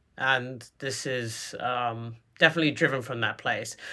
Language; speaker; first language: English; native; English